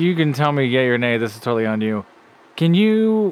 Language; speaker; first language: English; native; English